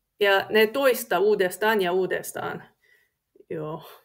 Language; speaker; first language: Finnish; non-native, learner; English